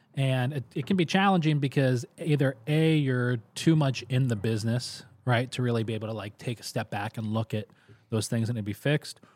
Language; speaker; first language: English; native; English